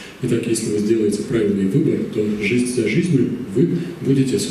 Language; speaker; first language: Russian; native; Russian